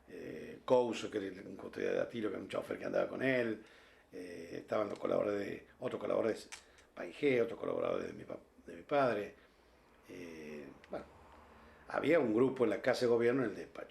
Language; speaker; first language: Spanish; native; Spanish